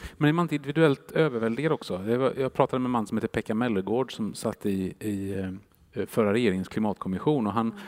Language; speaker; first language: Swedish; native; Swedish